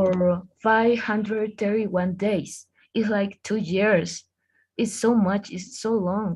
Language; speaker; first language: English; non-native, learner; Spanish